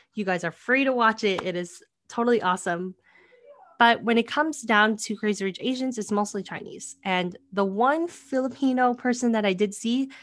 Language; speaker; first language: English; native; English